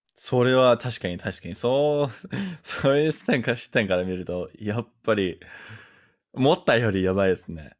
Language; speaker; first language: Japanese; non-native, fluent; English